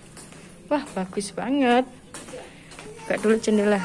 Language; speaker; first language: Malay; non-native, local second language; Javanese